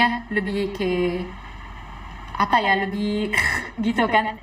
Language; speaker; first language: Indonesian; non-native, fluent; French